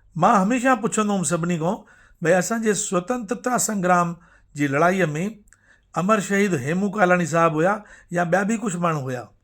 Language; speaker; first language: Sindhi; native; Sindhi